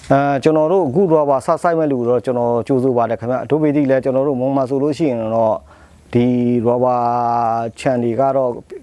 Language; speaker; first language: Burmese; non-native, local second language; Mon